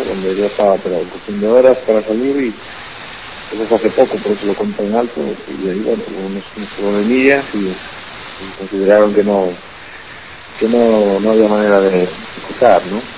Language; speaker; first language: Spanish; native; Spanish